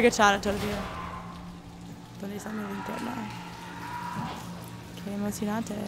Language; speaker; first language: Spanish; non-native, learner; English